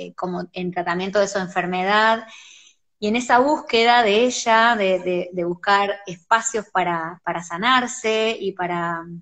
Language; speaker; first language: Spanish; native; Spanish